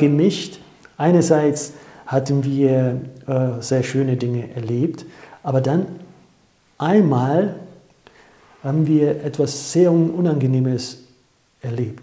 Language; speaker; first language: German; non-native, fluent; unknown